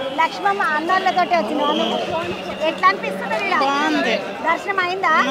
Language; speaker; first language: Telugu; native; Telugu